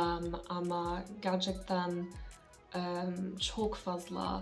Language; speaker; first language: Turkish; non-native, learner; English